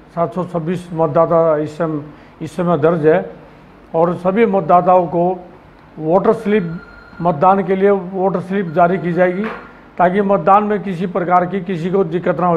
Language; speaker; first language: Hindi; native; Hindi